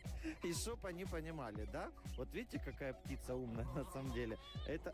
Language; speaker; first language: Russian; native; Russian